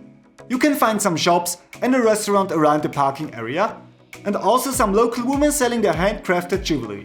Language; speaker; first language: English; non-native, fluent; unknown